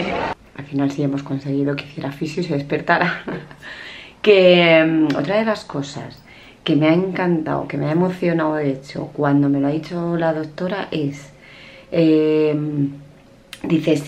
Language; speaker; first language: Spanish; native; Spanish